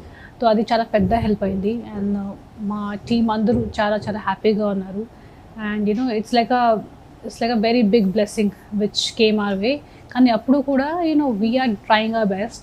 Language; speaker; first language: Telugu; non-native, local second language; Hindi